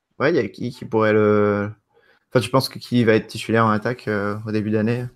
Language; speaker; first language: French; native; French